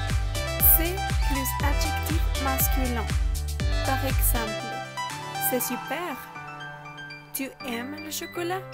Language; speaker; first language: French; non-native, learner; Spanish